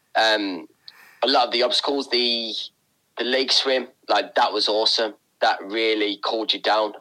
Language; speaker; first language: English; native; English